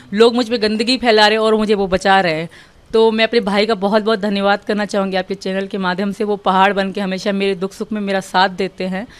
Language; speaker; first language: Urdu; non-native, local second language; Sindhi